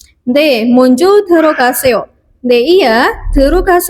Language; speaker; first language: Korean; non-native, fluent; Indonesian